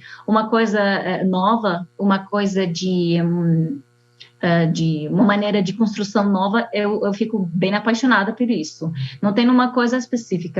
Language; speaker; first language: Portuguese; non-native, fluent; Arabic